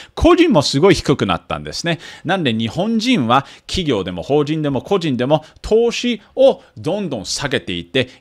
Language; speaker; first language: Japanese; early bilingual, heritage; Japanese